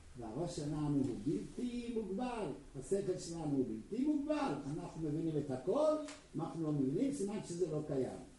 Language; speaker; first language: Hebrew; non-native, fluent; Czech